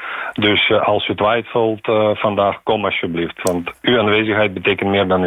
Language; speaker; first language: Dutch; non-native, fluent; Ukrainian